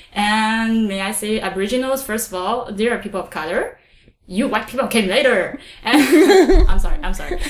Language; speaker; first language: English; non-native, fluent; Chinese